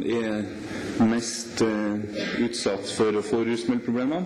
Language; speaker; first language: Norwegian; native; Norwegian